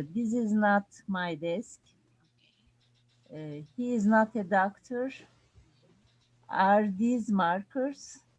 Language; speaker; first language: English; non-native, learner; Turkish